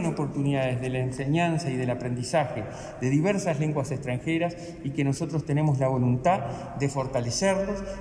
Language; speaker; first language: Spanish; native; Spanish